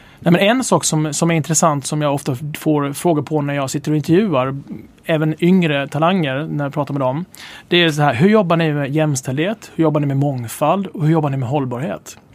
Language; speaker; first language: Swedish; native; Swedish